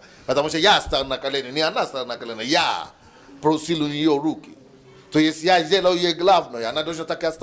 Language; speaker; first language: Russian; non-native, learner; Yoruba